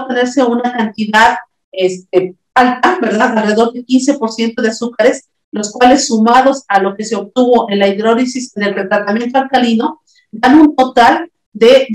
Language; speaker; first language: Spanish; native; Spanish